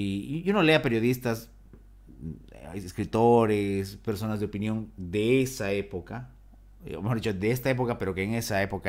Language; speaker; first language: Spanish; native; Spanish